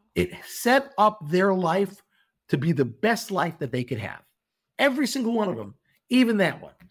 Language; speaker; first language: English; native; English